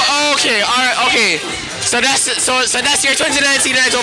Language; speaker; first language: English; native; English